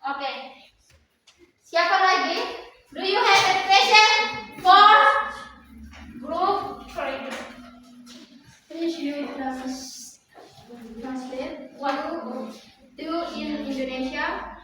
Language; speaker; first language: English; non-native, learner; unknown